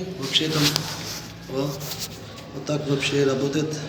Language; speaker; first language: Russian; non-native, learner; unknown